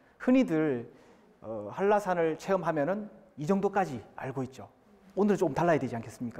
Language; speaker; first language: Korean; native; Korean